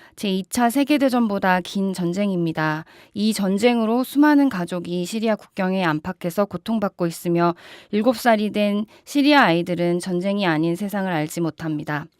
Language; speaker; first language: Korean; native; Korean